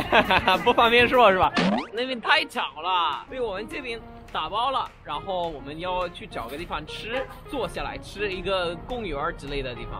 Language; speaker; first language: Chinese; non-native, fluent; Spanish